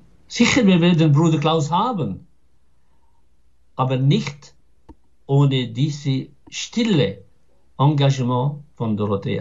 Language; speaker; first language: German; non-native, fluent; Arabic